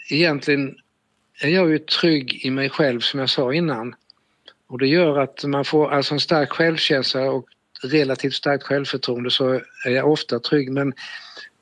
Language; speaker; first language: Swedish; native; Swedish